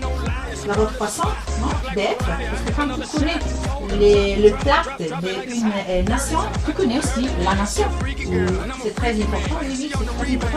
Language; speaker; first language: French; non-native, fluent; Italian